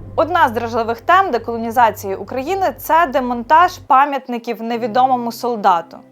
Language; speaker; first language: Ukrainian; native; Ukrainian